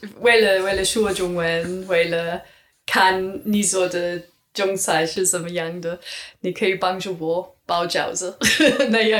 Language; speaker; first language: Chinese; non-native, learner; English